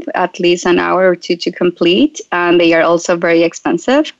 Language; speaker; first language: English; non-native, fluent; Spanish